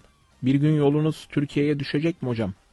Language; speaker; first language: Turkish; native; Turkish